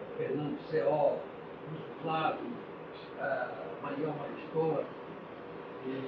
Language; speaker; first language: Portuguese; native; Portuguese